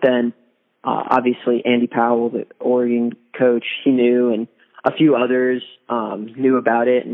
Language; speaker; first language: English; native; English